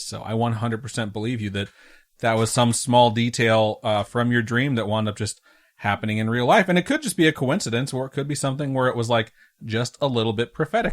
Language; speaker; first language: English; native; English